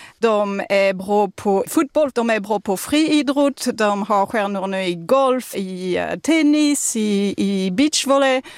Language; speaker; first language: Swedish; non-native, fluent; French